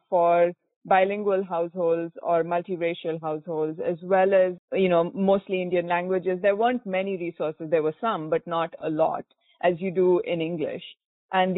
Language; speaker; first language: English; non-native, local second language; Konkani